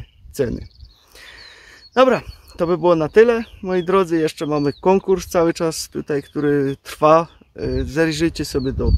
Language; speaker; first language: Polish; native; Polish